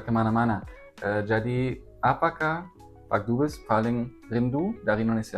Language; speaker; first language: Indonesian; non-native, learner; German